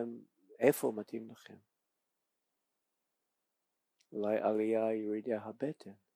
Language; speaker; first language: Hebrew; non-native, fluent; English